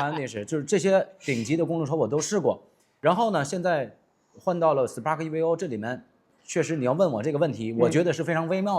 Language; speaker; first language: Chinese; native; Chinese